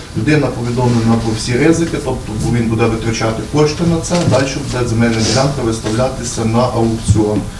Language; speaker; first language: Ukrainian; native; Ukrainian